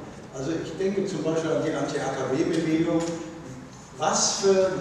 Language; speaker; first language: German; native; German